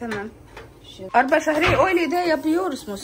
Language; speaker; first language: Turkish; non-native, learner; Arabic